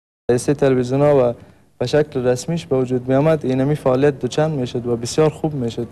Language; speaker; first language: Persian; native; Persian